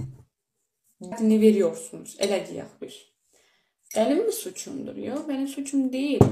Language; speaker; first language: Turkish; early bilingual, heritage; Turkish